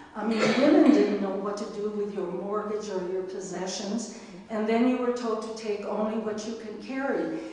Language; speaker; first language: English; native; English